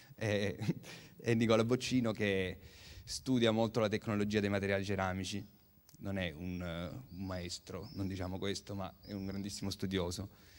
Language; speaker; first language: Italian; native; Italian